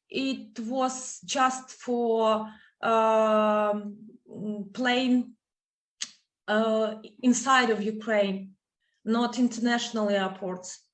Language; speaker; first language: English; non-native, fluent; Ukrainian